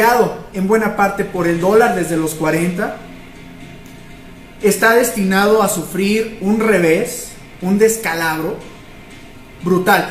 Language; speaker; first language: Spanish; native; Spanish